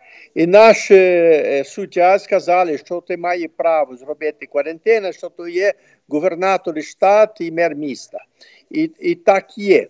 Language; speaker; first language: Ukrainian; early bilingual, heritage; Ukrainian